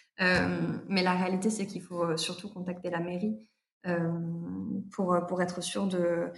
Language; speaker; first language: French; native; French